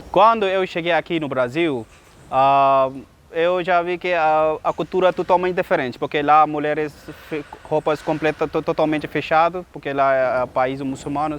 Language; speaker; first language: Portuguese; non-native, learner; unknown